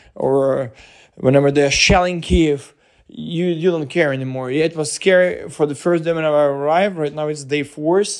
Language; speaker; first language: English; non-native, fluent; Ukrainian